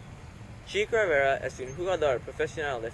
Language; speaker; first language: Spanish; non-native, learner; English